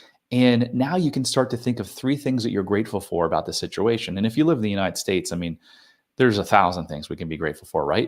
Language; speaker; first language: English; native; English